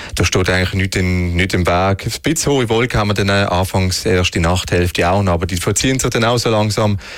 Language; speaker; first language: German; native; German